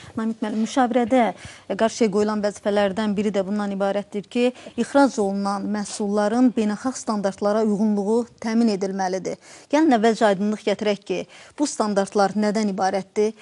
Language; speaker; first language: Azerbaijani; native; Azerbaijani